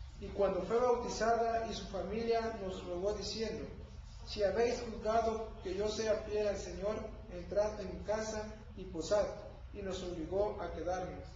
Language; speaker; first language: Spanish; native; Spanish